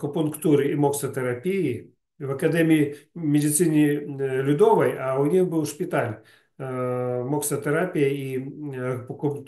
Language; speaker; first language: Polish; non-native, learner; Ukrainian